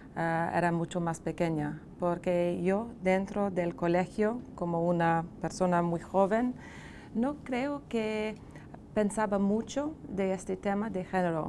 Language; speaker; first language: Spanish; non-native, fluent; English